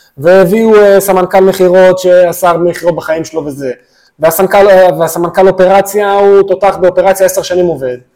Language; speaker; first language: Hebrew; native; Hebrew